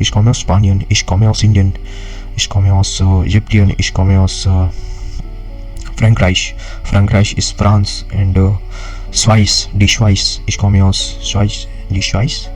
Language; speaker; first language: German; non-native, learner; Marathi